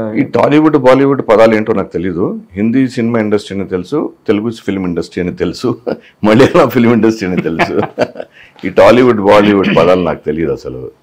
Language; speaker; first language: Telugu; non-native, local second language; Hindi